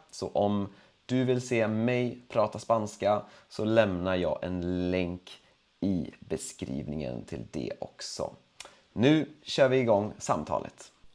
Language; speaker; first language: Swedish; native; Swedish